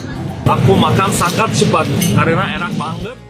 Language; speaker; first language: Indonesian; non-native, learner; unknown